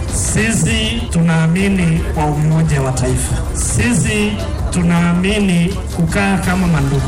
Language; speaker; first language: Swahili; non-native, local second language; Kalenjin